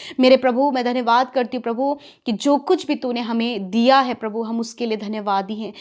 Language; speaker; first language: Hindi; native; Hindi